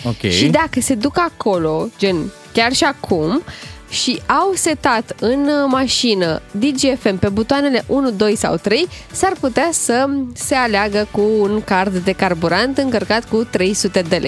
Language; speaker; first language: Romanian; native; Romanian